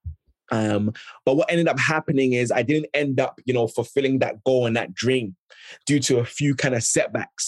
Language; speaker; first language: English; native; English